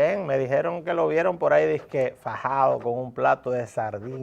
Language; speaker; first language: Spanish; native; Spanish